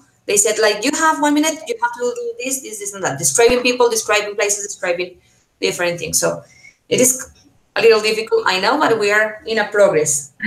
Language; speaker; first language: English; non-native, fluent; Spanish